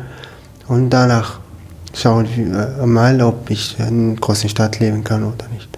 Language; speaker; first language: German; non-native, learner; Arabic